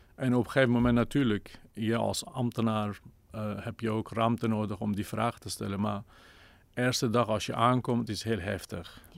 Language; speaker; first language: Dutch; non-native, fluent; Kurdish